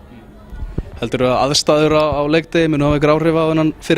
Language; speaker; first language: Icelandic; native; Icelandic